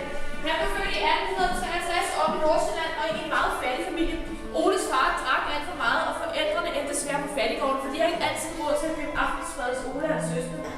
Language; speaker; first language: Danish; native; Danish